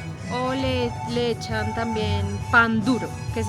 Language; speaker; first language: Spanish; native; Spanish